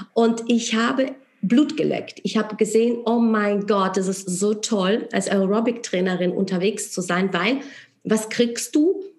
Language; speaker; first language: German; non-native, fluent; Polish